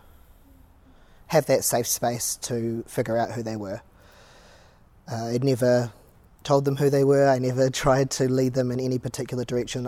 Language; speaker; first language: English; native; English